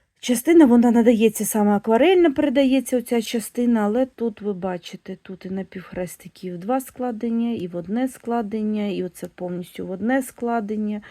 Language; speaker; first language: Ukrainian; non-native, local second language; Russian